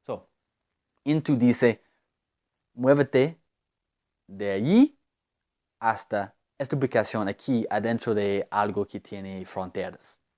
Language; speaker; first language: Spanish; non-native, fluent; English